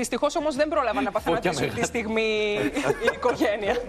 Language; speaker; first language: Greek; native; Greek